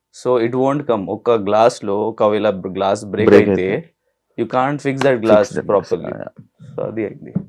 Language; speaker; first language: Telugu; non-native, learner; Hindi